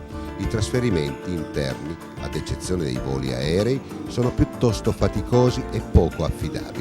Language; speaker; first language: Italian; native; Italian